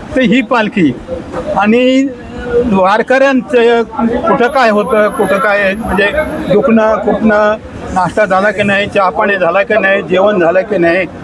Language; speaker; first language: Marathi; native; Marathi